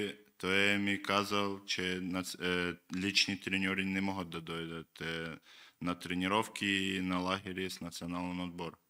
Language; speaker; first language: Bulgarian; non-native, learner; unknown